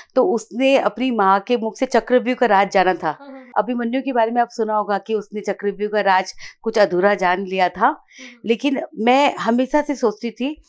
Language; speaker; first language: Hindi; native; Hindi